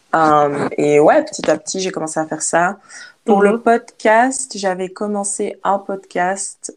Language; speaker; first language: French; native; French